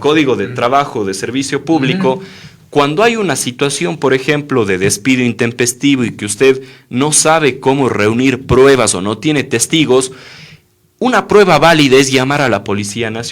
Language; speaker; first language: Spanish; native; Spanish